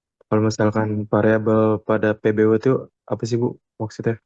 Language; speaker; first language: Indonesian; native; Indonesian